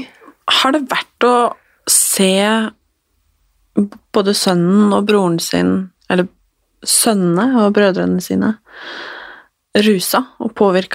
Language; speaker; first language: Norwegian; native; Norwegian